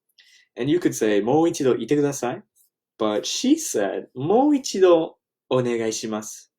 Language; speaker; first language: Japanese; non-native, fluent; English